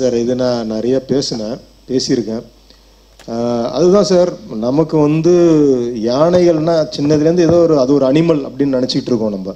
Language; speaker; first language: Tamil; native; Tamil